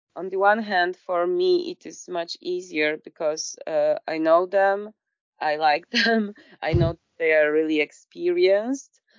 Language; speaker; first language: English; non-native, fluent; Polish